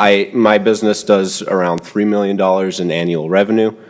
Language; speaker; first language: English; native; English